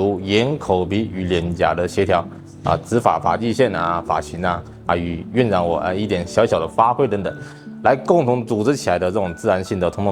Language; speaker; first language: Chinese; native; Chinese